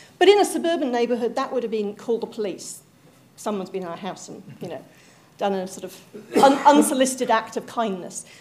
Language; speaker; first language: English; native; English